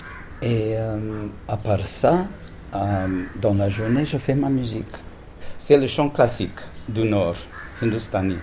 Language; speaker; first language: French; non-native, fluent; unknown